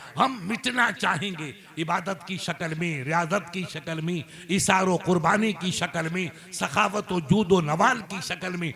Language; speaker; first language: Urdu; non-native, local second language; Sindhi